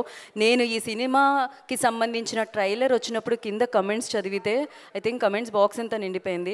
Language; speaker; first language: Telugu; native; Telugu